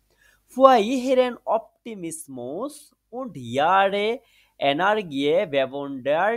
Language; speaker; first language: German; non-native, fluent; Bangla